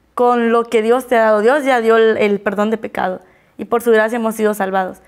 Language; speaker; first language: Spanish; native; Spanish